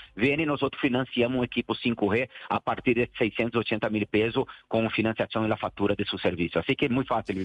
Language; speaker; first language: Spanish; non-native, learner; Portuguese